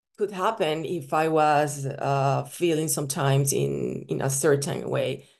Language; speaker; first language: English; non-native, fluent; Spanish